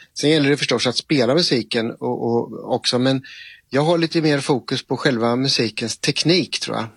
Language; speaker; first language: Swedish; native; Swedish